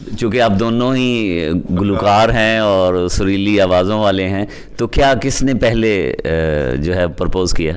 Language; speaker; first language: Urdu; native; Urdu